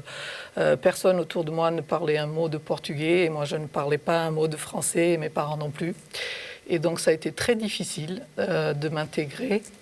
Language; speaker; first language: French; early bilingual, other home language; Portuguese